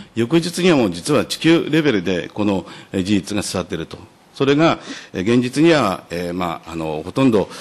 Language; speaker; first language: Japanese; native; Japanese